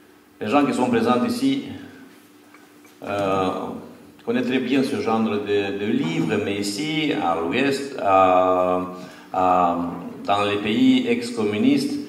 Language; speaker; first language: French; non-native, fluent; Romanian